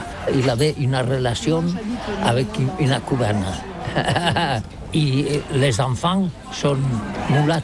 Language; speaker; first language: French; non-native, learner; Catalan